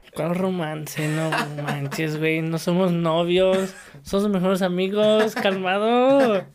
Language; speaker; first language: Spanish; native; Spanish